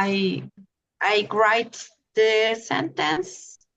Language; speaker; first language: English; non-native, learner; Spanish